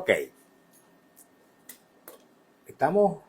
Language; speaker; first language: Spanish; native; Spanish